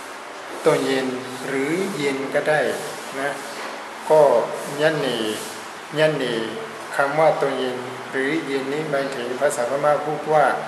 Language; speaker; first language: Thai; non-native, fluent; Burmese